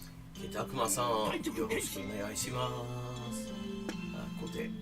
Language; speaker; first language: Japanese; non-native, fluent; English